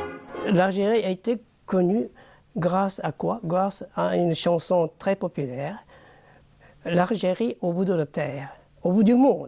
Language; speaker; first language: French; non-native, fluent; Japanese